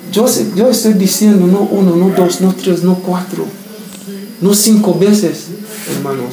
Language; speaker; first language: Spanish; non-native, learner; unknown